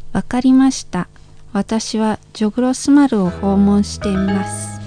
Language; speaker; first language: Japanese; non-native, fluent; Indonesian